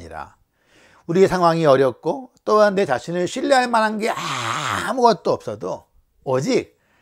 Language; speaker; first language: Korean; native; Korean